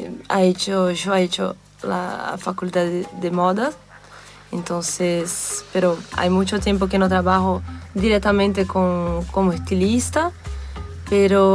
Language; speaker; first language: Spanish; non-native, fluent; Portuguese